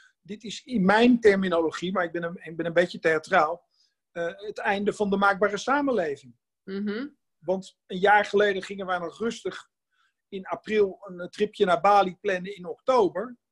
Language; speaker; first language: Dutch; native; Dutch